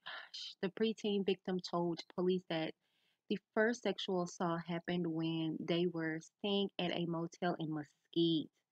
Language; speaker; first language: English; native; English